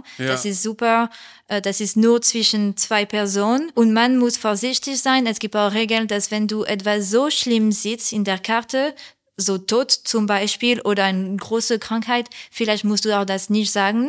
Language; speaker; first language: German; non-native, learner; French